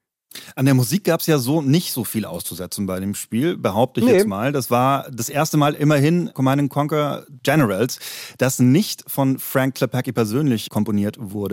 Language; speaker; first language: German; native; German